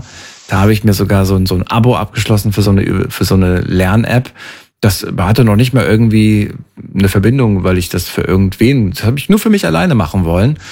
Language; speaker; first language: German; native; German